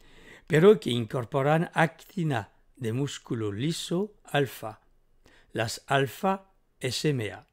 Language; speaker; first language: Spanish; native; Spanish